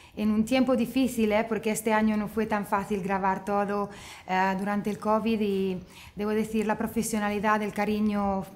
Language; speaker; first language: Spanish; non-native, fluent; Italian